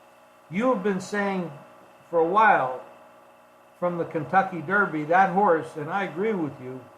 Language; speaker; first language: English; native; English